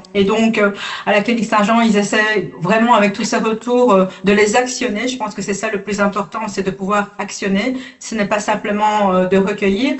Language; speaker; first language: French; native; French